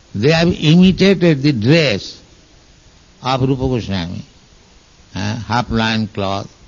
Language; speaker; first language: English; non-native, local second language; Bangla